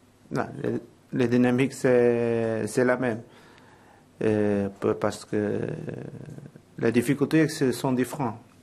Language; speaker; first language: French; non-native, learner; Portuguese